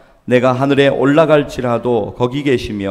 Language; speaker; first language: Korean; native; Korean